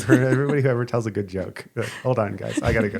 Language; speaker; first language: English; native; English